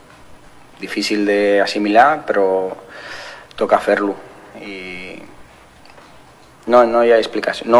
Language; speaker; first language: Catalan; non-native, fluent; Spanish